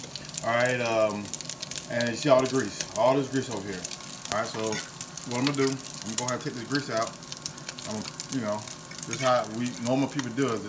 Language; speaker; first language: English; native; English